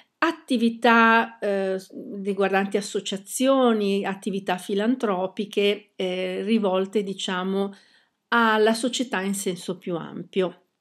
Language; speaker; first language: Italian; native; Italian